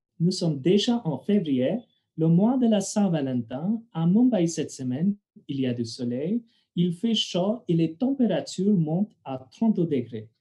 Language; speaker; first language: French; non-native, fluent; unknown